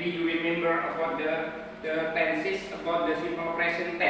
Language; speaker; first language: English; non-native, learner; Indonesian